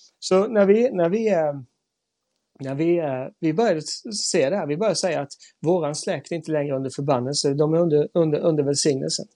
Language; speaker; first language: Swedish; native; Swedish